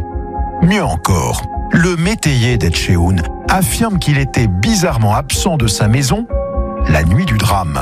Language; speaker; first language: French; native; French